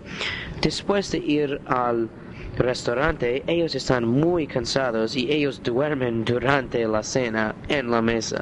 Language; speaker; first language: Spanish; non-native, learner; English